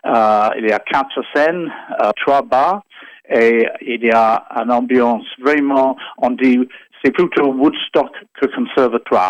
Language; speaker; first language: French; non-native, fluent; English